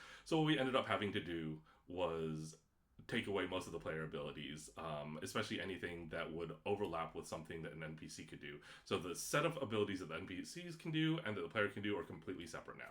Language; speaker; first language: English; native; English